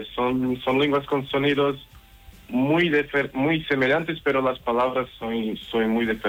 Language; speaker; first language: Spanish; non-native, learner; Portuguese